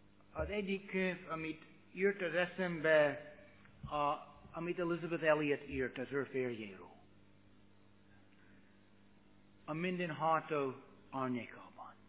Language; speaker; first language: Hungarian; non-native, fluent; English